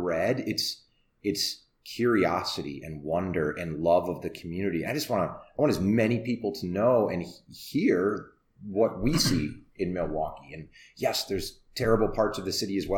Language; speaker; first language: English; native; English